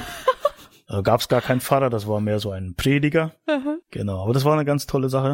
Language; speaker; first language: German; native; German